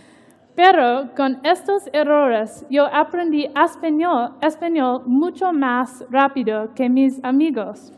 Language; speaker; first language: Spanish; non-native, learner; English